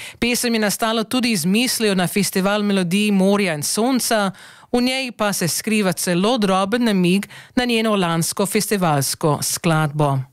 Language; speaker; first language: Slovenian; early bilingual, heritage; Slovenian